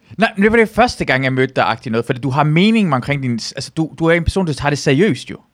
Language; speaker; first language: Danish; non-native, fluent; Persian